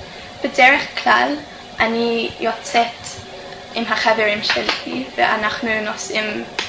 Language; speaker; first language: Hebrew; non-native, fluent; English